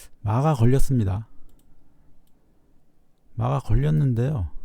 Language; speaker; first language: Korean; native; Korean